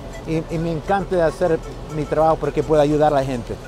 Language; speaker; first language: Spanish; non-native, fluent; English